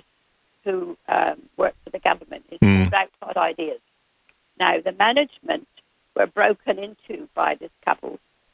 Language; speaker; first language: English; native; English